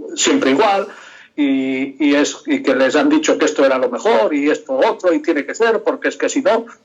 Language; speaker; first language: Spanish; non-native, local second language; Galician